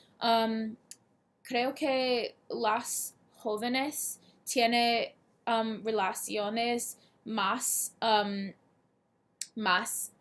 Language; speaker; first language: Spanish; non-native, learner; English